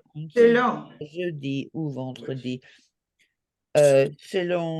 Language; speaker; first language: French; non-native, learner; English